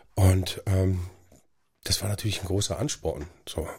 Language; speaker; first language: German; native; German